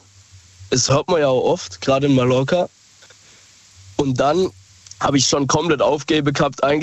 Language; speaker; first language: German; native; German